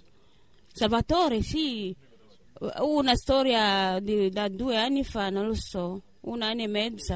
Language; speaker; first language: Italian; non-native, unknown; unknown